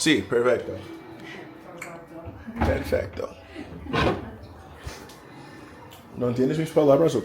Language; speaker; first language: Spanish; non-native, learner; English